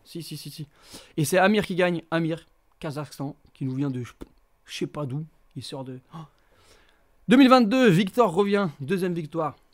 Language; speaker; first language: French; native; French